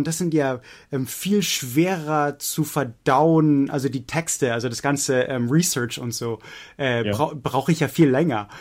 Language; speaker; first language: German; non-native, fluent; English